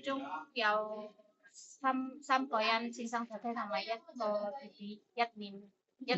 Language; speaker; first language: Cantonese; non-native, learner; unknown